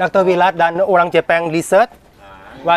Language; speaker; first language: Indonesian; non-native, learner; Thai